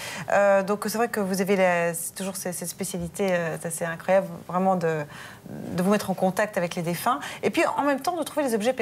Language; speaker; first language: French; native; French